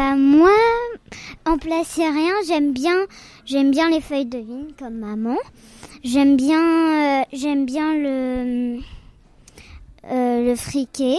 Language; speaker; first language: French; early bilingual, other home language; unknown